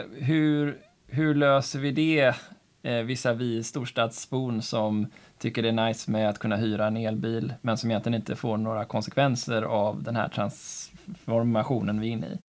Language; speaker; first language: Swedish; native; Swedish